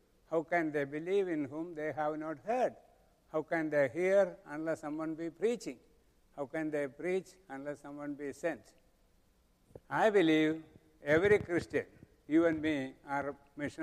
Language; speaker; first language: English; non-native, local second language; Malayalam